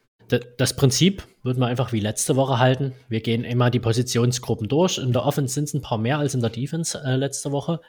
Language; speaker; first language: German; native; German